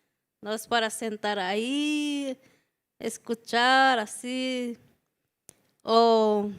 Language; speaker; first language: Spanish; non-native, local second language; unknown